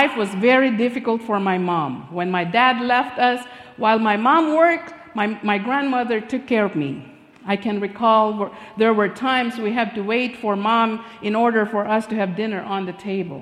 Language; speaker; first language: English; non-native, local second language; Filipino